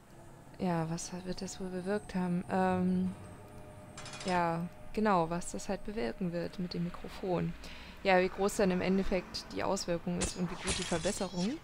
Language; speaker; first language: German; native; German